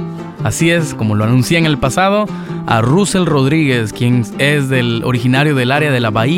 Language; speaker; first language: Spanish; native; Spanish